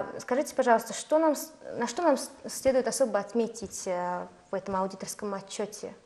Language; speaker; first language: Russian; non-native, fluent; Mongolian